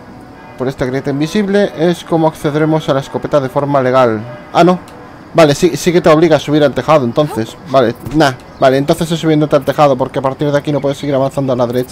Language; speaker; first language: Spanish; native; Spanish